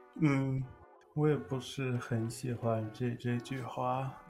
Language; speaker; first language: Chinese; non-native, learner; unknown